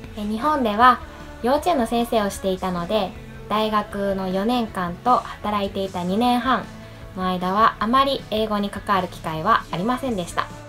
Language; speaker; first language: Japanese; native; Japanese